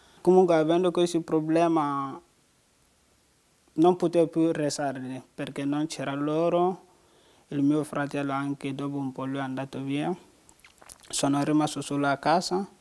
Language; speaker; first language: Italian; non-native, learner; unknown